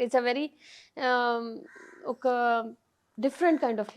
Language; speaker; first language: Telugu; non-native, learner; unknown